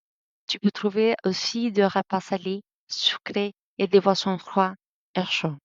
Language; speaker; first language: French; non-native, learner; Spanish